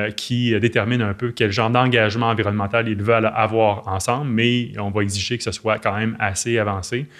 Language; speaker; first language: French; native; French